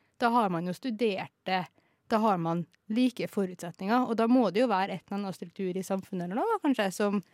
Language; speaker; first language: Norwegian; native; Norwegian